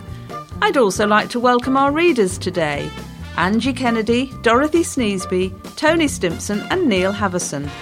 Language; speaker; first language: English; native; English